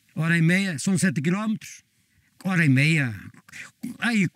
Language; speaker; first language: Portuguese; native; Portuguese